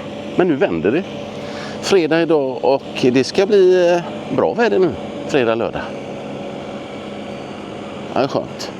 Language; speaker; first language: Swedish; native; Swedish